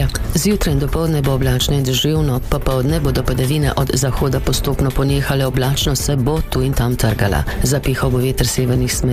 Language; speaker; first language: Slovenian; native; Slovenian